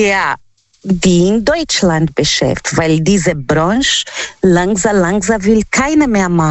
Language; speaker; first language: German; non-native, learner; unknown